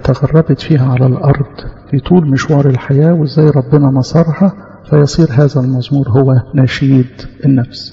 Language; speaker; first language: Arabic; native; Arabic